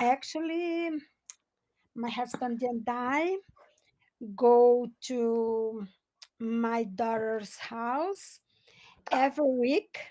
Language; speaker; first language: English; non-native, learner; Portuguese